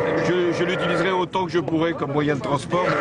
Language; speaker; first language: French; native; French